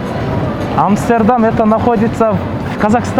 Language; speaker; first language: Russian; non-native, local second language; Kyrgyz